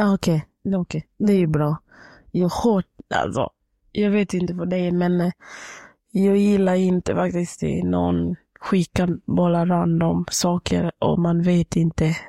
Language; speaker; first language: Swedish; non-native, fluent; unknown